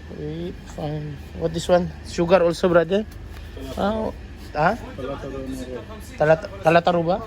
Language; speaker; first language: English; non-native, local second language; Filipino